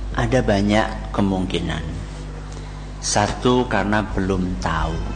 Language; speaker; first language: Malay; non-native, local second language; Javanese